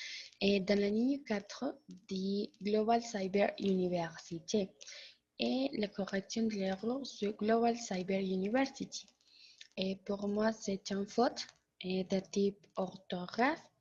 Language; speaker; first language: French; non-native, learner; Spanish